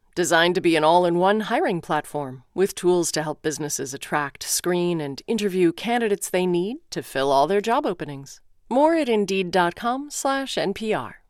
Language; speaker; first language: English; non-native, fluent; Ukrainian